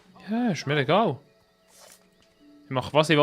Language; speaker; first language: German; native; German